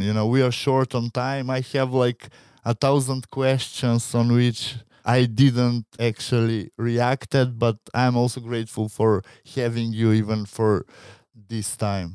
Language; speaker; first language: English; non-native, fluent; Macedonian